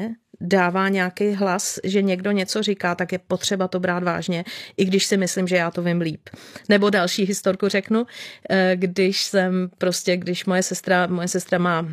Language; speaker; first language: Czech; native; Czech